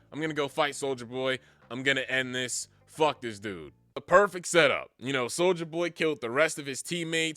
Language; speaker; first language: English; native; English